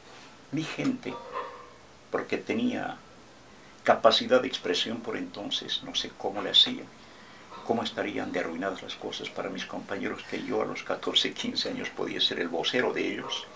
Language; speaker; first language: Spanish; native; Spanish